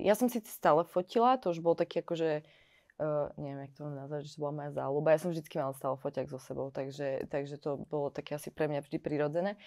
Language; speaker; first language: Slovak; native; Slovak